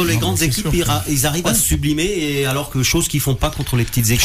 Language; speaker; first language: French; native; French